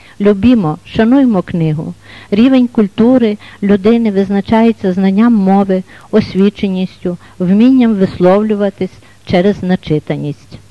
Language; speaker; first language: Ukrainian; native; Ukrainian